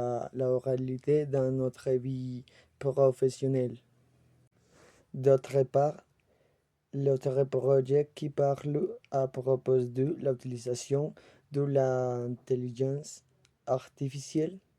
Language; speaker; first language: French; non-native, learner; Spanish